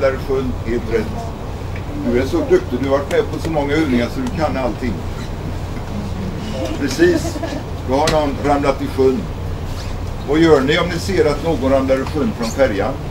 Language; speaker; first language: Swedish; native; Swedish